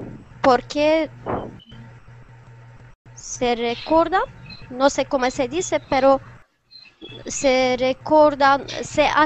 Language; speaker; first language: Spanish; non-native, learner; Turkish